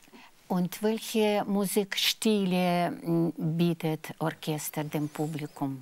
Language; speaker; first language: German; non-native, fluent; Russian